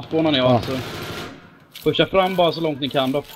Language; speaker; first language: Swedish; native; Swedish